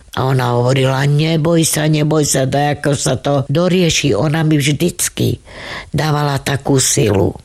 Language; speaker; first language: Slovak; non-native, local second language; Romany